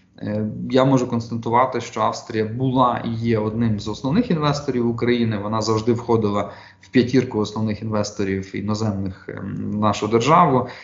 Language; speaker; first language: Ukrainian; native; Ukrainian